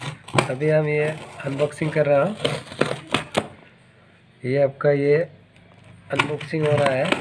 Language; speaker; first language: Hindi; non-native, local second language; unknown